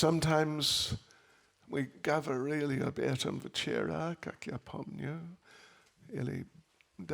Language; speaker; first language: Russian; non-native, learner; English